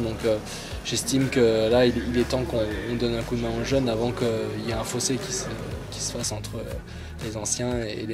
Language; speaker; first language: French; native; French